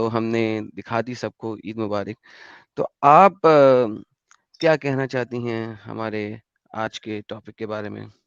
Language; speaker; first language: Hindi; native; Hindi